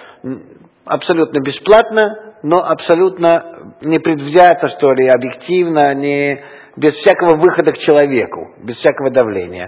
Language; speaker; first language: Russian; native; Russian